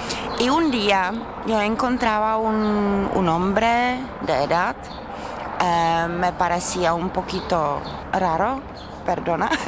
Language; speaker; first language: Spanish; non-native, fluent; Czech